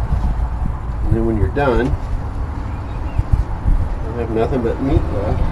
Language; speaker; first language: English; native; English